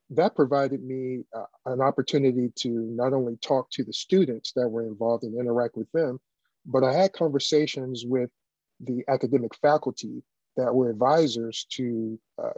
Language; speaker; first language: English; native; English